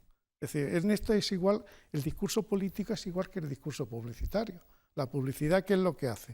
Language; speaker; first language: Spanish; native; Spanish